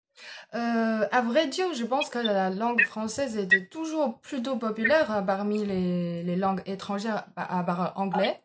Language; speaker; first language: French; non-native, fluent; Chinese